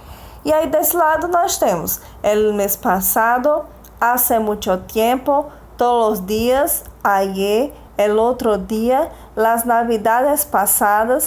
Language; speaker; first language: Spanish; non-native, fluent; Portuguese